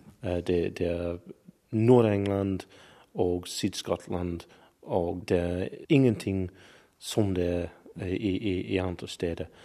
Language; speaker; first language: Norwegian; non-native, learner; English